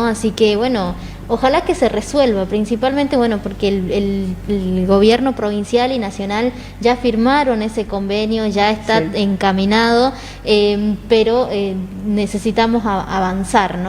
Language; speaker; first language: Spanish; native; Spanish